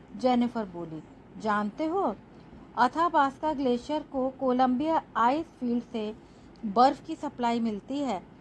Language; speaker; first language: Hindi; native; Hindi